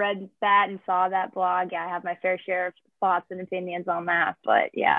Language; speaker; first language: English; native; English